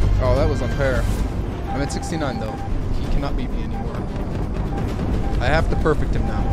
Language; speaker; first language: English; native; English